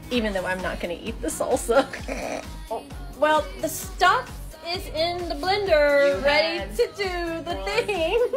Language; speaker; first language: English; native; English